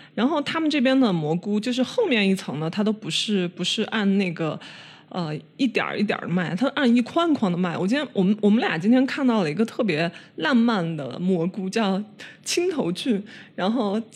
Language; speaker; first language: Chinese; native; Chinese